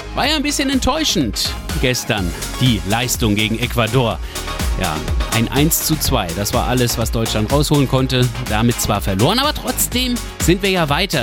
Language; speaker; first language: German; native; German